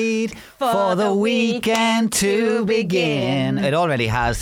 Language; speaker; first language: English; native; English